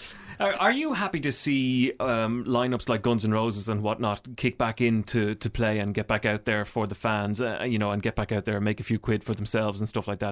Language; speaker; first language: English; native; English